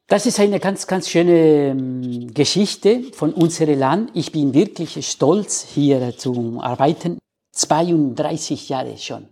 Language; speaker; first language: German; non-native, learner; Spanish